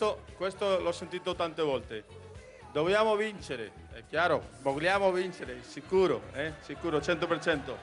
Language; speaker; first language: Italian; non-native, learner; Spanish